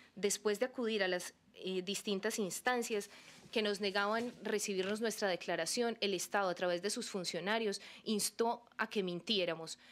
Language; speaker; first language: Spanish; native; Spanish